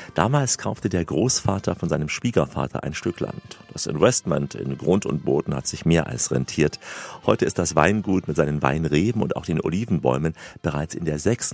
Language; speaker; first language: German; native; German